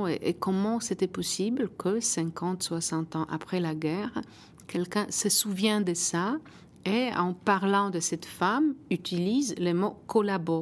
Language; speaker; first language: French; non-native, fluent; Polish